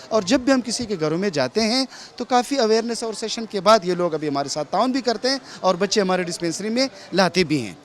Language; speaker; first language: Urdu; non-native, local second language; Pashto